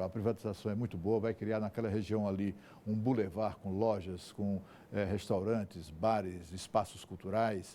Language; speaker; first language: Portuguese; native; Portuguese